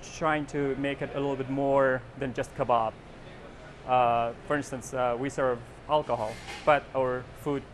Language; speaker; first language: English; non-native, local second language; Persian